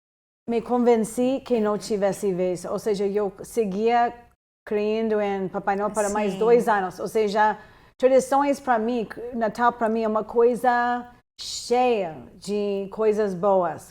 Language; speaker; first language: Portuguese; non-native, fluent; English